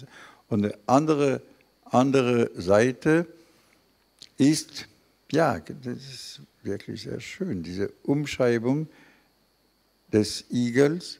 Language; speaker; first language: German; non-native, fluent; French